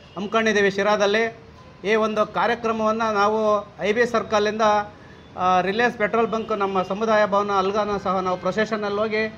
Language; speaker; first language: Kannada; native; Kannada